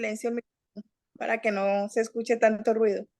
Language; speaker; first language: Spanish; native; Spanish